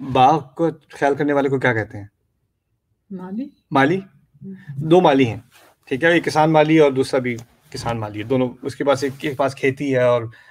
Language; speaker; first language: Urdu; native; Urdu